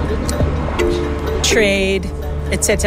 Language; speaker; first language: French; non-native, learner; English